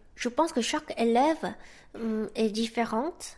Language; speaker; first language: French; non-native, fluent; Korean